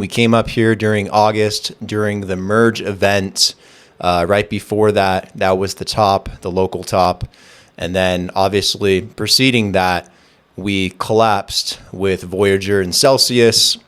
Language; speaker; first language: English; native; English